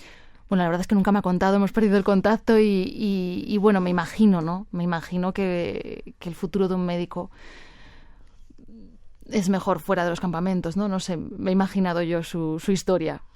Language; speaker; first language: Spanish; native; Spanish